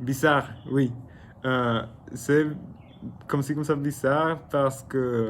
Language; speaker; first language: French; non-native, learner; Spanish